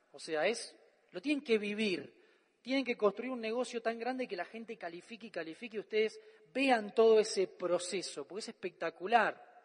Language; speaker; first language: Spanish; native; Spanish